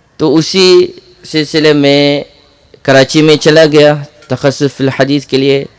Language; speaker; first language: Urdu; non-native, fluent; Malay